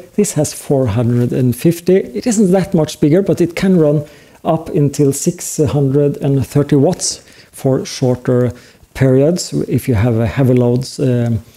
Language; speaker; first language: English; non-native, fluent; Norwegian